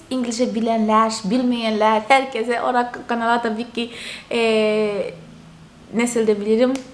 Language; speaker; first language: Turkish; non-native, fluent; Portuguese